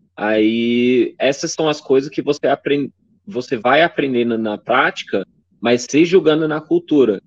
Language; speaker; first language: Portuguese; non-native, fluent; English